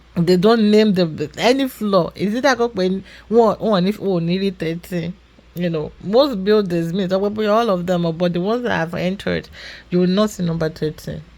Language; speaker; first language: English; non-native, local second language; Yoruba